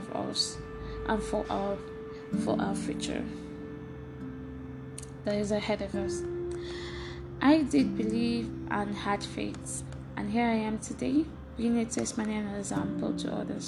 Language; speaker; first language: English; non-native, local second language; Igbo